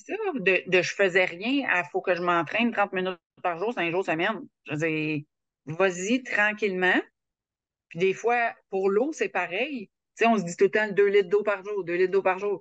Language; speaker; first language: French; native; French